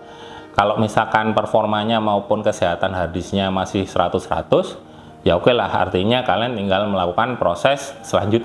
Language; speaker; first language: Indonesian; native; Indonesian